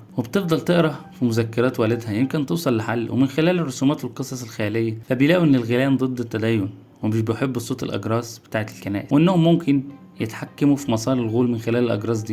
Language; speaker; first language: Arabic; native; Arabic